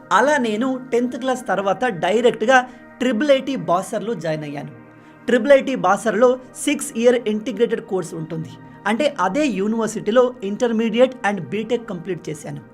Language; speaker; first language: Telugu; non-native, local second language; Lambadi